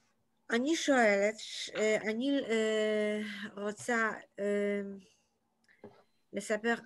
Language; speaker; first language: Hebrew; non-native, learner; Polish